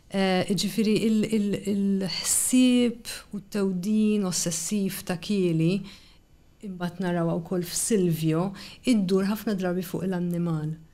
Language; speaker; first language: Maltese; native; Maltese